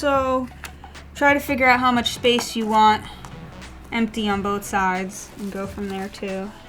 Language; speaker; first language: English; native; English